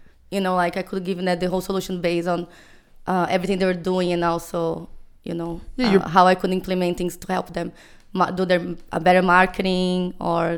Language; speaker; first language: English; non-native, fluent; Portuguese